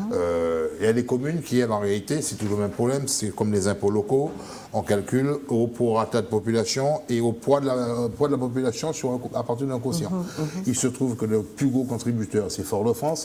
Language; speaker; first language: French; native; French